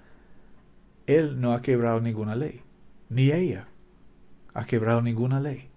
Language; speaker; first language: Spanish; non-native, learner; English